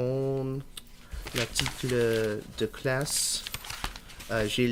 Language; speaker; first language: French; non-native, learner; English